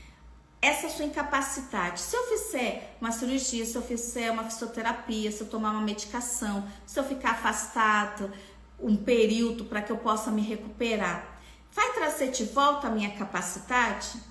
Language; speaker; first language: Portuguese; native; Portuguese